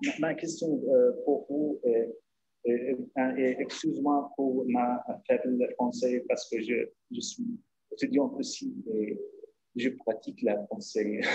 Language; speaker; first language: French; non-native, learner; Arabic